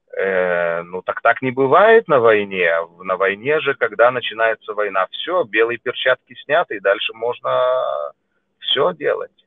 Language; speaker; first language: Russian; native; Russian